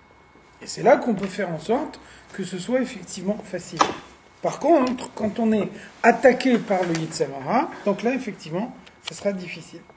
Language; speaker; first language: French; native; French